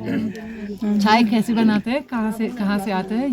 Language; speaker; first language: Hindi; non-native, learner; German